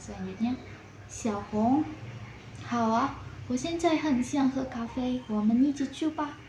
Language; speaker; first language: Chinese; non-native, learner; Indonesian